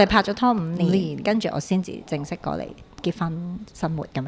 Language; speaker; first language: Cantonese; native; Cantonese